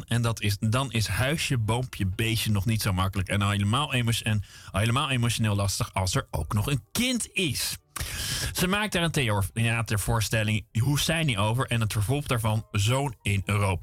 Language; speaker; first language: Dutch; native; Dutch